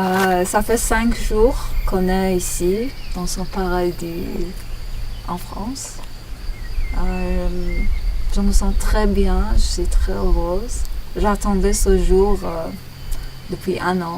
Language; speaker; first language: French; non-native, learner; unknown